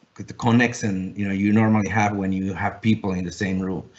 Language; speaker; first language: English; non-native, fluent; Finnish